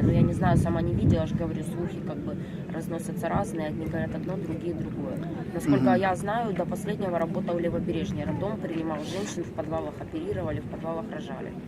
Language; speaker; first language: Russian; native; Russian